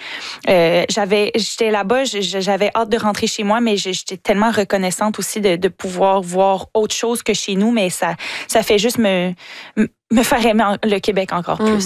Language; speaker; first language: French; native; French